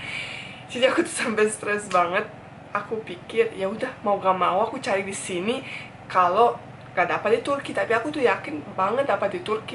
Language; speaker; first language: Indonesian; non-native, fluent; Bosnian